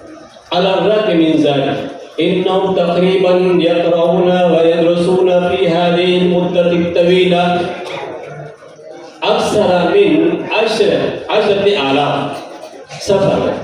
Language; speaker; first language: Arabic; non-native, fluent; Urdu